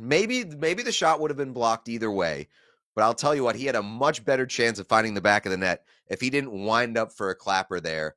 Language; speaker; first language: English; native; English